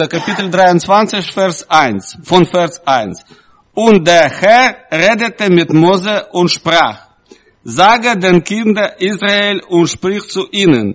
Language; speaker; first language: German; non-native, learner; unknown